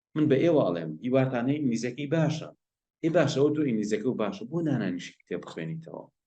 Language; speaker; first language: Central Kurdish; non-native, local second language; Gurani